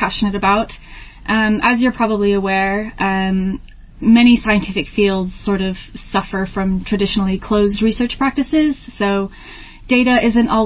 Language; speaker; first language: English; native; English